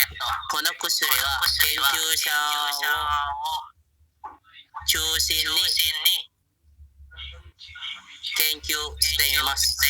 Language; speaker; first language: Japanese; non-native, learner; Indonesian